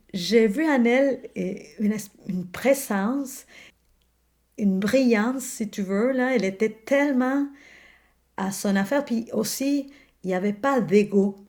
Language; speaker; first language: French; non-native, fluent; Spanish